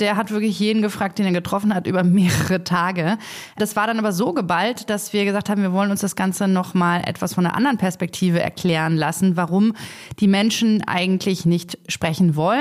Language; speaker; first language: German; native; German